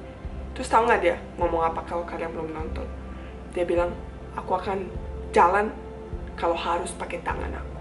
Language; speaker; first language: Indonesian; non-native, fluent; Bosnian